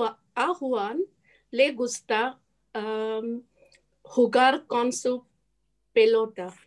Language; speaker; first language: Spanish; non-native, learner; English